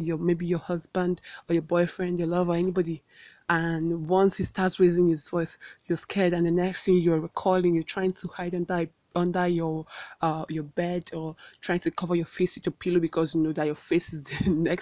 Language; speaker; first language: English; non-native, local second language; Igbo